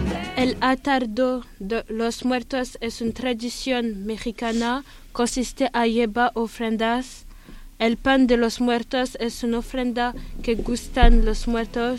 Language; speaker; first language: Spanish; non-native, learner; French